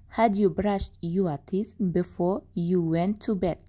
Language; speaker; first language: English; non-native, fluent; Kazakh